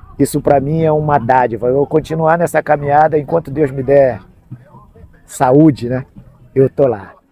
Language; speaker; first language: Portuguese; native; Portuguese